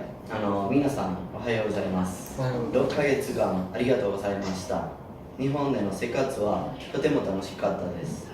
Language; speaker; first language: Japanese; non-native, learner; Spanish